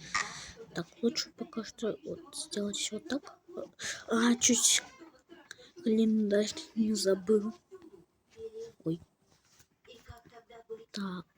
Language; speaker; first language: Russian; native; Russian